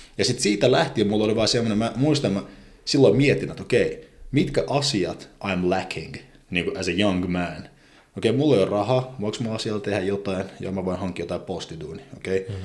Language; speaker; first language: Finnish; non-native, fluent; Azerbaijani